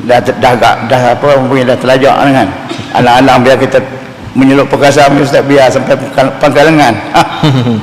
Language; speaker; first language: Malay; native; Malay